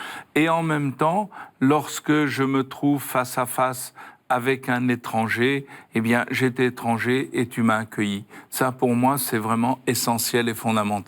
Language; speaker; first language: French; native; French